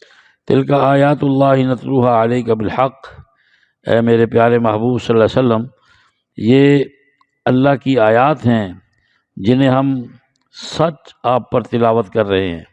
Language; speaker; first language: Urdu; non-native, local second language; Punjabi